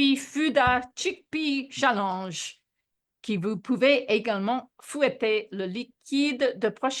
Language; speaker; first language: French; non-native, fluent; English